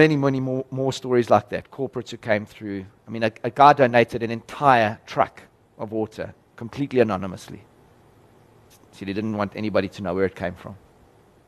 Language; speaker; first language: English; native; English